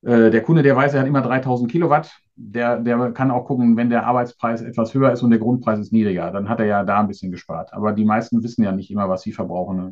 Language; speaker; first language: German; native; German